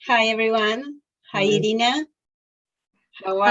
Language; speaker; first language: English; non-native, learner; Spanish